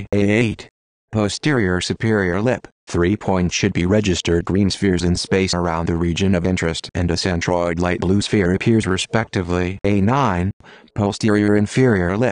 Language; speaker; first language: English; non-native, fluent; Greek